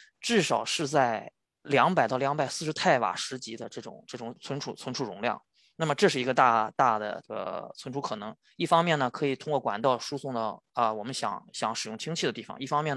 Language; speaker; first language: Chinese; native; Chinese